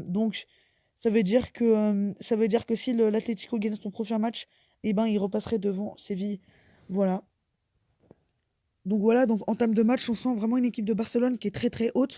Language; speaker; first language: French; native; French